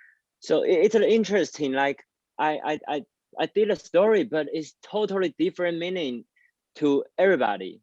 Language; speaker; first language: English; non-native, learner; Chinese